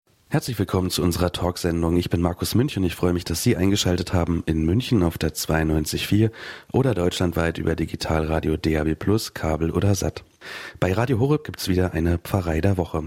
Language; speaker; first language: German; native; German